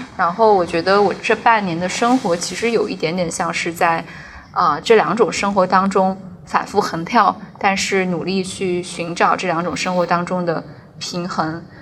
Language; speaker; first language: Chinese; native; Chinese